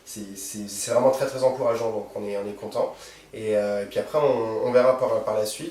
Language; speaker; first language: French; native; French